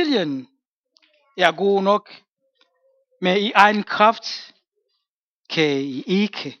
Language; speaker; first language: Danish; non-native, fluent; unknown